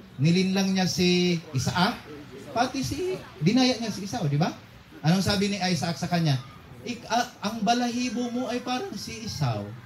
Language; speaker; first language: Filipino; non-native, local second language; Cebuano